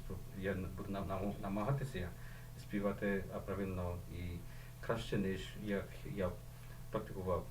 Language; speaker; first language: Ukrainian; non-native, learner; Bangla